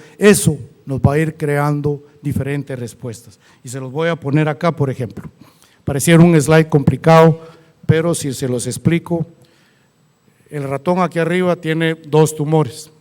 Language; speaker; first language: Spanish; native; Spanish